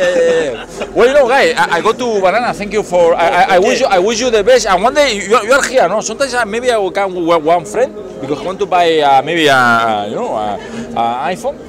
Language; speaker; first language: English; non-native, learner; Spanish